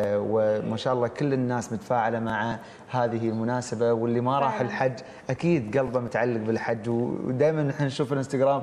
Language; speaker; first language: Arabic; native; Arabic